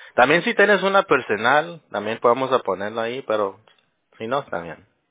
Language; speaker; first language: Spanish; early bilingual, heritage; Spanish